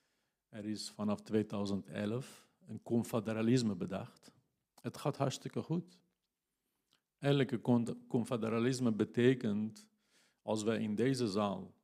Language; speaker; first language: Dutch; non-native, fluent; Kurdish